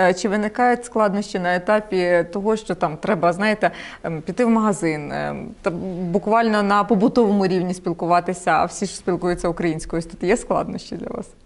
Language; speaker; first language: Ukrainian; native; Ukrainian